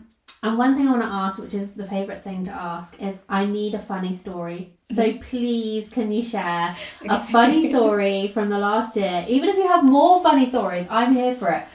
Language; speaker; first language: English; native; English